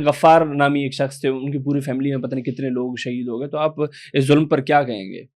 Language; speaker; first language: Urdu; non-native, local second language; Baluchi